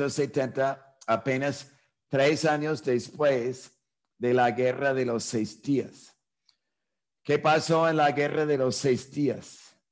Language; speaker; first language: Spanish; non-native, fluent; English